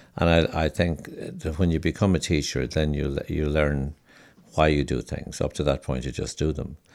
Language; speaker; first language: English; native; English